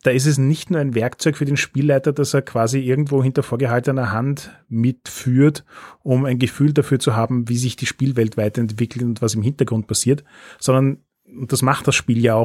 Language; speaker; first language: German; native; German